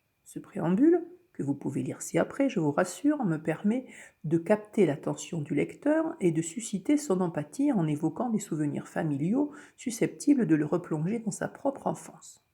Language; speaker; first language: French; native; French